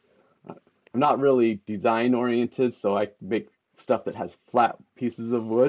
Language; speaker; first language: English; native; English